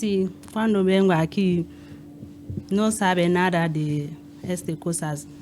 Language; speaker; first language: Spanish; non-native, learner; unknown